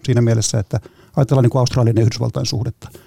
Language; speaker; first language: Finnish; native; Finnish